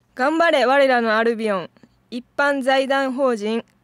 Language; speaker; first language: Japanese; native; Japanese